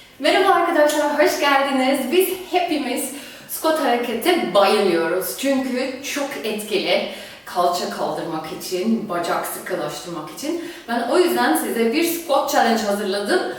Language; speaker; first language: Turkish; non-native, fluent; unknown